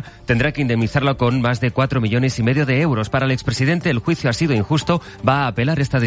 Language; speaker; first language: Spanish; native; Spanish